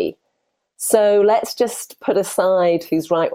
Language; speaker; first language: English; native; English